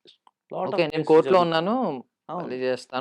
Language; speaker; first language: Telugu; native; Telugu